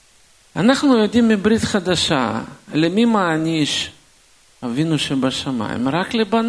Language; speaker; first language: Hebrew; non-native, fluent; Russian